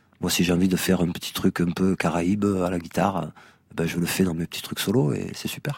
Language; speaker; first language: French; native; French